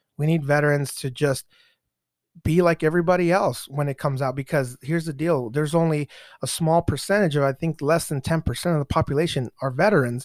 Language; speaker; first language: English; early bilingual, other home language; Spanish